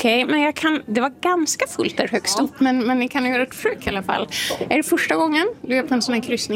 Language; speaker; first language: Swedish; native; Swedish